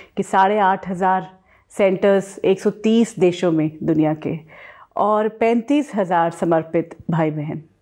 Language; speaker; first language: Hindi; native; Hindi